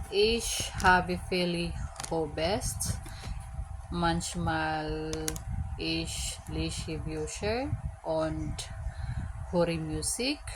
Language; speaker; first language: German; non-native, learner; Filipino